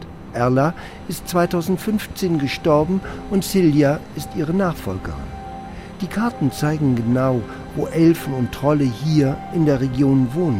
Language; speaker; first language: German; native; German